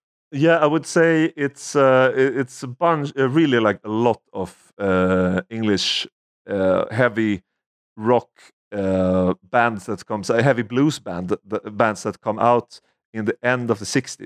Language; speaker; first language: English; non-native, fluent; Swedish